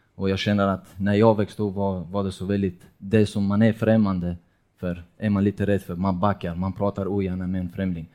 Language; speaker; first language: Swedish; non-native, fluent; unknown